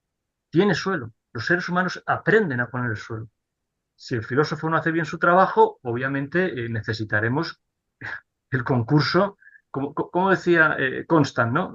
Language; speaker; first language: Spanish; native; Spanish